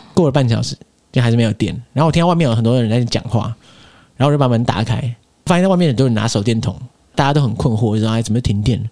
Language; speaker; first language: Chinese; native; Chinese